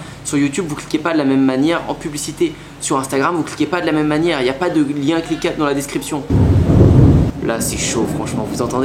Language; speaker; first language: French; native; French